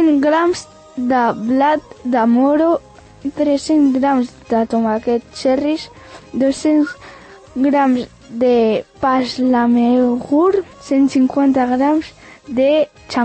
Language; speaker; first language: Catalan; early bilingual, other home language; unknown